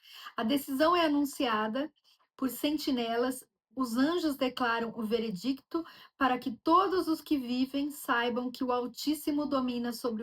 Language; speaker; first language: Portuguese; native; Portuguese